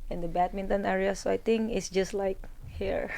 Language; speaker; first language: English; non-native, fluent; Indonesian